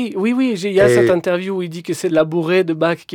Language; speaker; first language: French; native; French